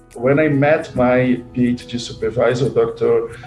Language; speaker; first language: English; non-native, fluent; Portuguese